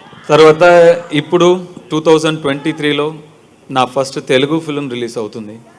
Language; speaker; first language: Telugu; non-native, learner; Tamil